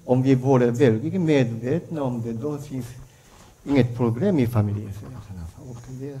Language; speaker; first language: Swedish; non-native, fluent; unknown